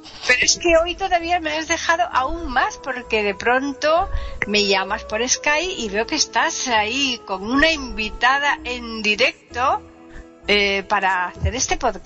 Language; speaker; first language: Spanish; native; Spanish